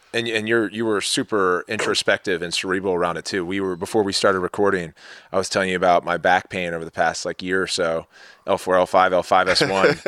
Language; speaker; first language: English; native; English